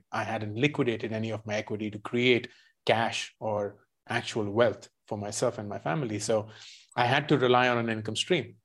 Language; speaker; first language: English; non-native, local second language; Hindi